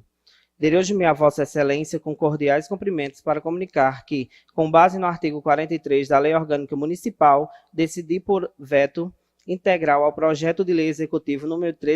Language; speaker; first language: Portuguese; native; Portuguese